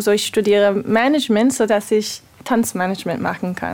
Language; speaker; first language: German; non-native, fluent; English